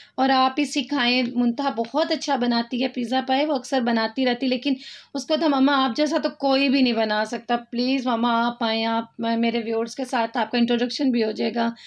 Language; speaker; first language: Urdu; native; Urdu